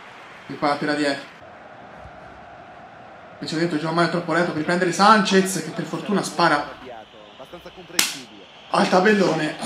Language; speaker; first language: Italian; native; Italian